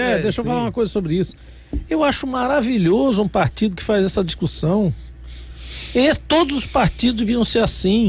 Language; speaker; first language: Portuguese; native; Portuguese